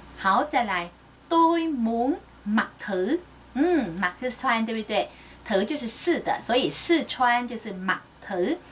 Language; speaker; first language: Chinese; non-native, fluent; Vietnamese